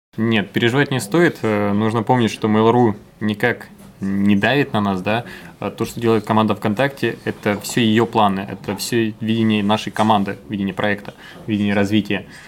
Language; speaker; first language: Russian; native; Russian